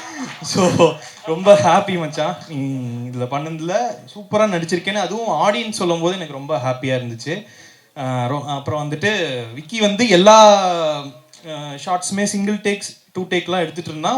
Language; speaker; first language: Tamil; native; Tamil